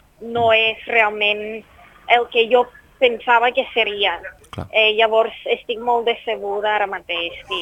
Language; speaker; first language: Catalan; non-native, fluent; English